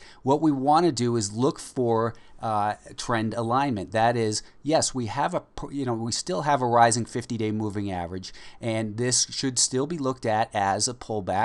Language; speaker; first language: English; native; English